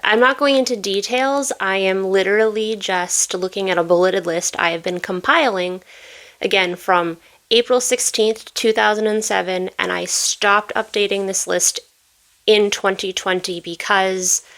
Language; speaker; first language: English; native; English